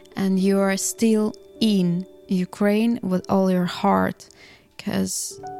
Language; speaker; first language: English; non-native, fluent; Ukrainian